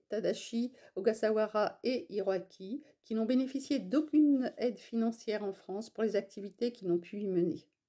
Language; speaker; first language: French; native; French